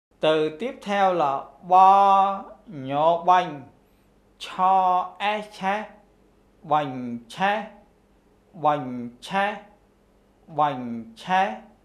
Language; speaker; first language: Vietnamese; non-native, local second language; Khmer